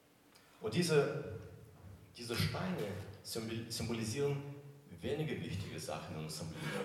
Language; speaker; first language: German; non-native, fluent; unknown